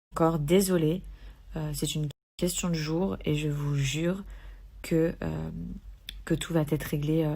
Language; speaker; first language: French; native; French